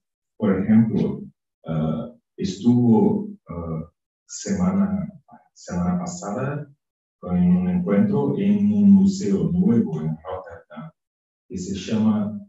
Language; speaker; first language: Spanish; non-native, fluent; Portuguese